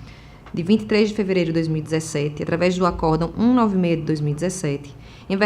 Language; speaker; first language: Portuguese; native; Portuguese